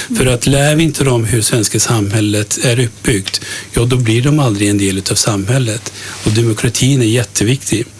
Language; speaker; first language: Swedish; early bilingual, other home language; Turkish